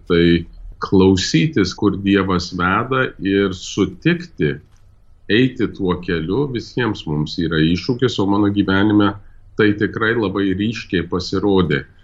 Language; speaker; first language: Lithuanian; early bilingual, heritage; Lithuanian